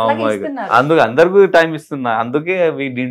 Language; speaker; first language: Telugu; non-native, local second language; Hindi